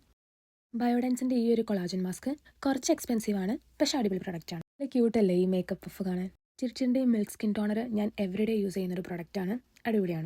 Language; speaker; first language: Malayalam; native; Malayalam